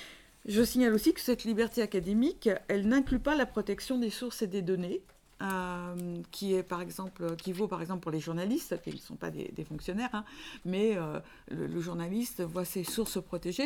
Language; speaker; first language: French; native; French